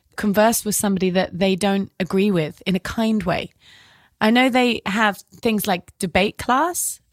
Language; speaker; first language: English; native; English